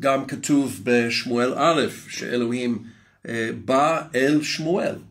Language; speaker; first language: Hebrew; non-native, fluent; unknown